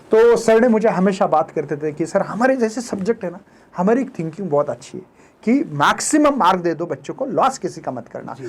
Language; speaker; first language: Hindi; non-native, local second language; Marathi